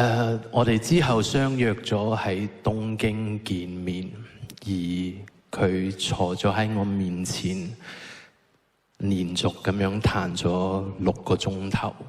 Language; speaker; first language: Cantonese; native; Cantonese